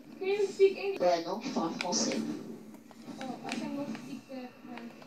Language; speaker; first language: English; non-native, learner; Spanish